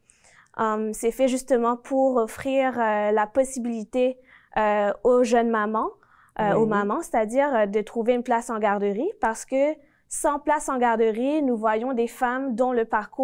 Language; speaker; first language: French; native; French